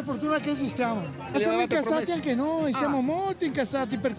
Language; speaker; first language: Italian; native; Italian